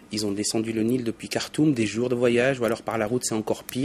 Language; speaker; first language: French; native; French